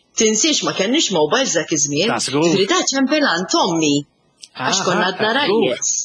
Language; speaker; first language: Maltese; early bilingual, other home language; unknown